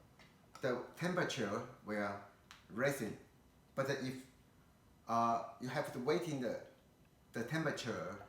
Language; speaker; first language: English; non-native, learner; Chinese